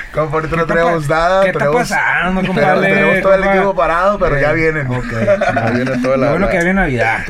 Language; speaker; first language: Spanish; native; Spanish